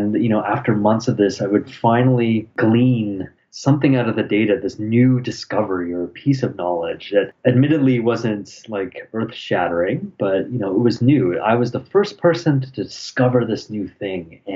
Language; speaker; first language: English; native; English